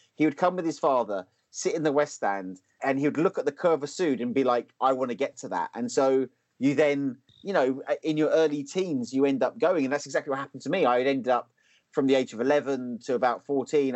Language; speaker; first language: English; native; English